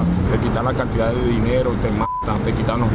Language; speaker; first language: Spanish; native; Spanish